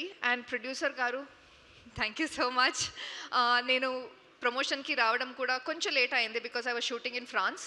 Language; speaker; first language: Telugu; non-native, local second language; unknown